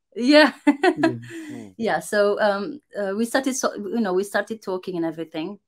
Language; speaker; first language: English; non-native, fluent; Romanian